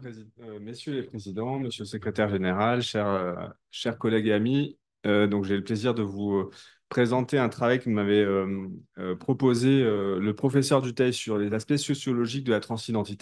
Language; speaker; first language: French; native; French